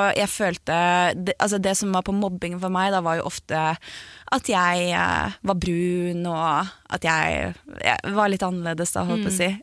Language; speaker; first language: Norwegian; native; Norwegian